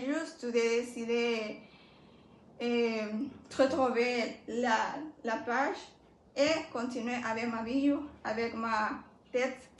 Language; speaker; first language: French; non-native, learner; Spanish